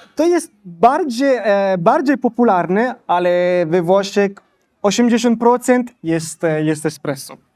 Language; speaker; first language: Polish; non-native, learner; Italian